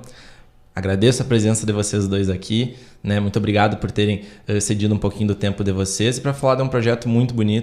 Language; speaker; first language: Portuguese; native; Portuguese